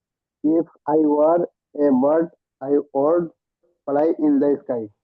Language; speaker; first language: English; non-native, learner; Hindi